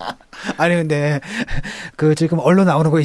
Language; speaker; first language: Korean; native; Korean